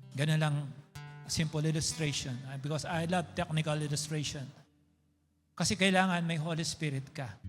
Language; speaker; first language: Filipino; non-native, local second language; Pampanga